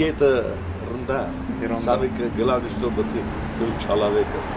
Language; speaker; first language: Russian; non-native, local second language; Armenian